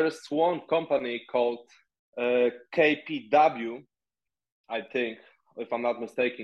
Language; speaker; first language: English; non-native, fluent; Polish